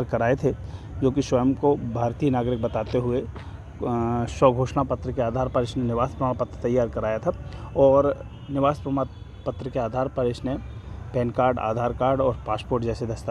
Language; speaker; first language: Hindi; native; Hindi